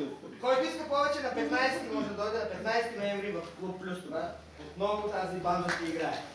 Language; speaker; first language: Bulgarian; native; Bulgarian